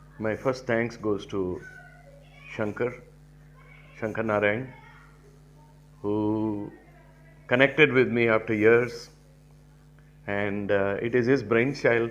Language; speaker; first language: English; non-native, local second language; Tamil